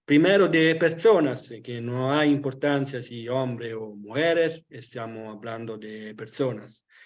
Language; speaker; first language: Spanish; non-native, learner; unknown